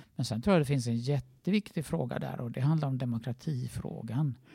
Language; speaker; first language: Swedish; native; Swedish